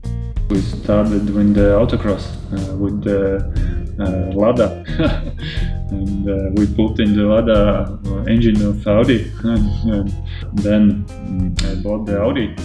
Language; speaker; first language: English; non-native, learner; Latvian